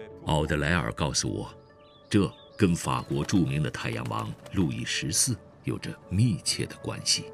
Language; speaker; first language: Chinese; native; Chinese